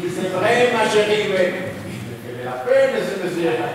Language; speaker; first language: French; non-native, learner; Spanish